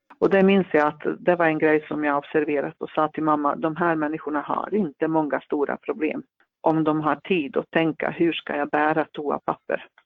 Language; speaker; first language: Swedish; non-native, fluent; Bosnian